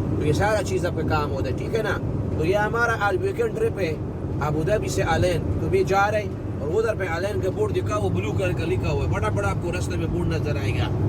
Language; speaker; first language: Urdu; non-native, local second language; Pashto